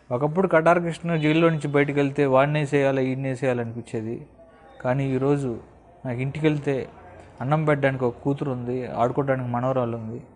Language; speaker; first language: Telugu; native; Telugu